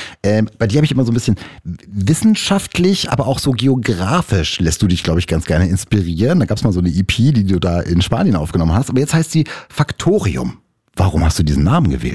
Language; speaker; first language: German; native; German